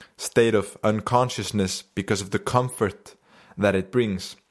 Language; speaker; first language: English; non-native, fluent; Icelandic